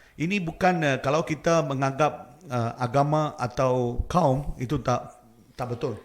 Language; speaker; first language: Malay; non-native, local second language; Tamil